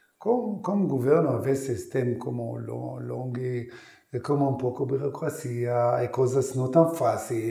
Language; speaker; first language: Portuguese; non-native, learner; Hebrew